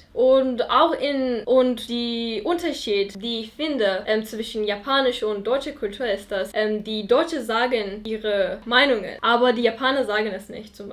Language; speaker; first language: German; non-native, fluent; Turkish